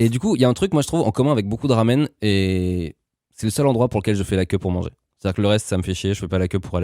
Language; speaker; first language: French; native; French